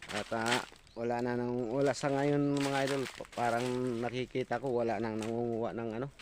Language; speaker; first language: Filipino; native; Filipino